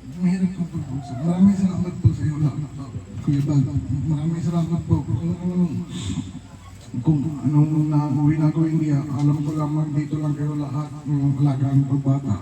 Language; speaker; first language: Filipino; non-native, learner; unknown